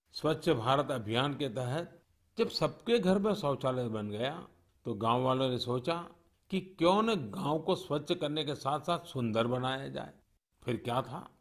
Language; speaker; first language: Hindi; non-native, local second language; Gujarati